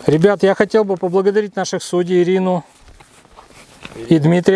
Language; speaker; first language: Russian; native; Russian